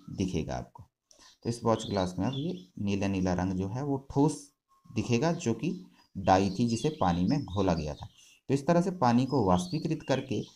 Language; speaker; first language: Hindi; native; Hindi